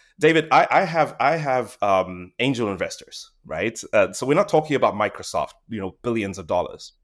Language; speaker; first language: English; non-native, local second language; Shona